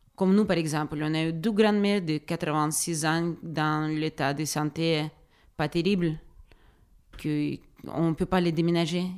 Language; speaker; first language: French; non-native, fluent; Ukrainian